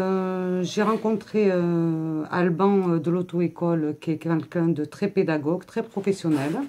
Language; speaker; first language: French; native; French